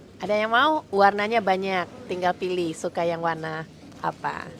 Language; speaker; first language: Indonesian; native; Indonesian